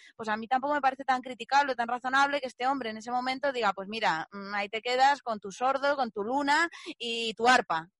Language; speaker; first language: Spanish; native; Spanish